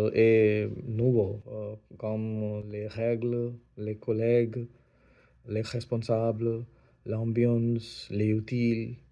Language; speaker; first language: French; non-native, learner; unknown